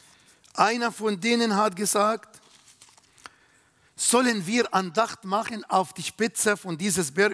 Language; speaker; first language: German; non-native, learner; Arabic